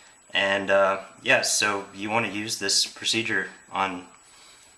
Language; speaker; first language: English; native; English